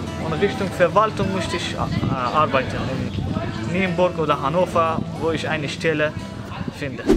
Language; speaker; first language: German; non-native, learner; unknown